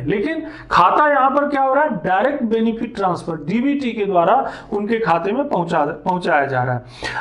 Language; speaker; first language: Hindi; native; Hindi